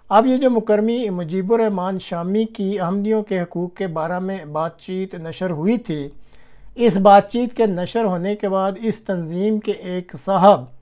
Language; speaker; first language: Urdu; non-native, local second language; Punjabi